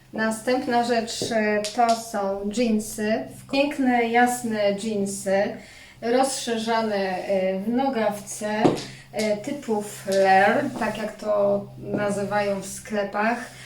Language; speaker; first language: Polish; native; Polish